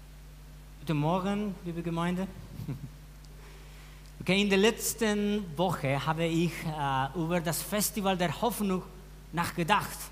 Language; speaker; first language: German; non-native, fluent; Spanish